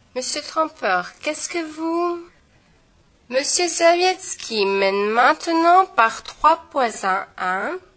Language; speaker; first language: French; native; French